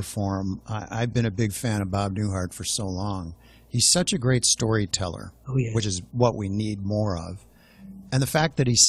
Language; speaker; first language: English; native; English